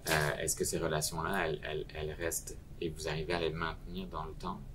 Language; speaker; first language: French; native; French